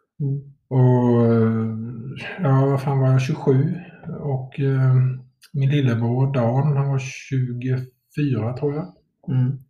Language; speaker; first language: Swedish; native; Swedish